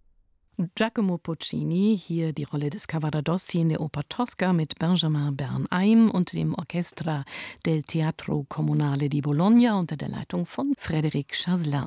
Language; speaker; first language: German; native; German